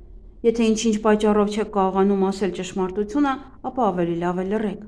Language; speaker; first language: Armenian; native; Armenian